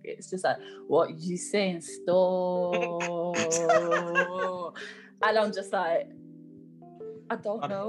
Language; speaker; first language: English; native; English